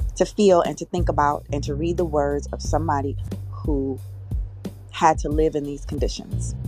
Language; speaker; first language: English; native; English